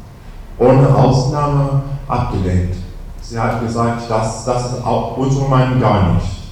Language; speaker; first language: German; non-native, fluent; English